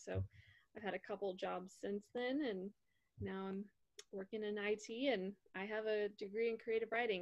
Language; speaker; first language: English; native; English